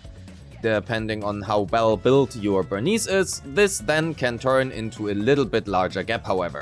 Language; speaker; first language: English; non-native, fluent; German